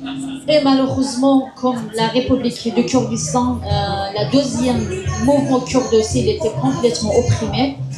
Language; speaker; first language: French; non-native, fluent; Kurdish